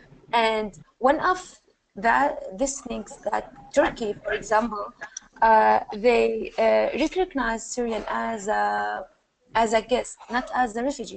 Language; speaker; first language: English; non-native, learner; Arabic